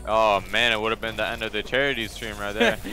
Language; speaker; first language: English; native; English